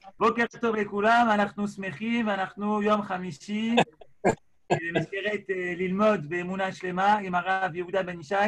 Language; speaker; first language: Hebrew; non-native, fluent; French